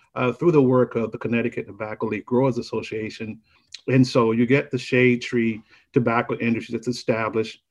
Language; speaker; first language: English; native; English